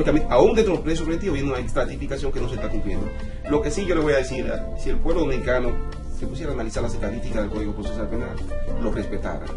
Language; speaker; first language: Spanish; native; Spanish